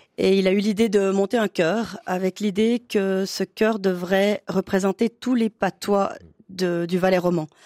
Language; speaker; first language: French; native; French